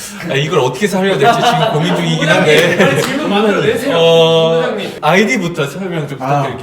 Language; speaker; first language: Korean; native; Korean